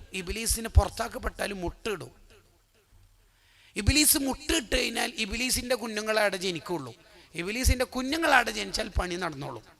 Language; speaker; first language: Malayalam; native; Malayalam